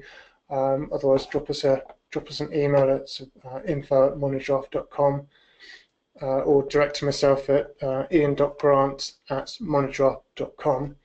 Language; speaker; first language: English; native; English